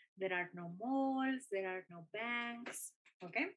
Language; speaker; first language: English; non-native, fluent; Spanish